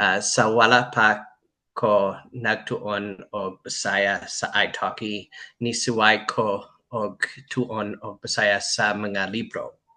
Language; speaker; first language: Cebuano; non-native, learner; English